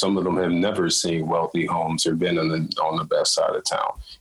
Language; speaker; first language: English; native; English